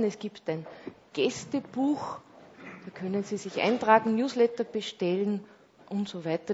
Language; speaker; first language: German; native; German